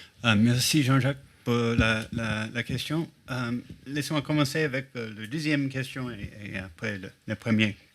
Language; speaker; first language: French; non-native, fluent; English